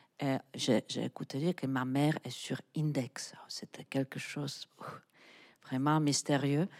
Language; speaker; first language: French; non-native, fluent; Czech